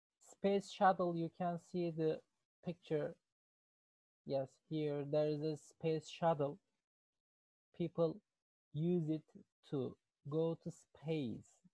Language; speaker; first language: English; non-native, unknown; Turkish